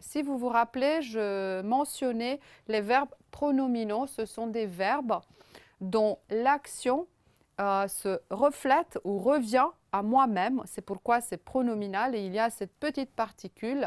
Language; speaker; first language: French; non-native, fluent; Romanian